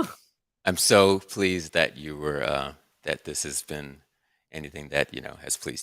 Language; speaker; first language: English; native; English